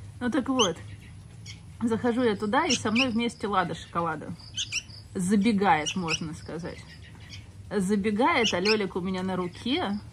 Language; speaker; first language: Russian; native; Russian